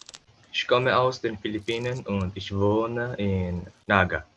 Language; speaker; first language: German; non-native, learner; Filipino